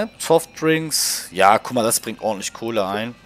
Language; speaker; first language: German; native; German